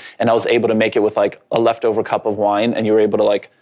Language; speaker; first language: English; non-native, fluent; Polish